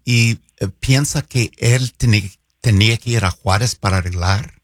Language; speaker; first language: Spanish; non-native, fluent; English